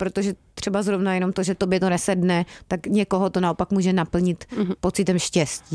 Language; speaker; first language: Czech; native; Czech